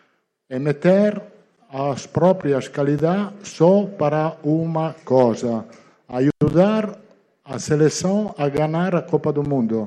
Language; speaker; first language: Portuguese; non-native, learner; Italian